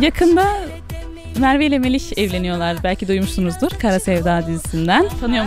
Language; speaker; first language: Turkish; native; Turkish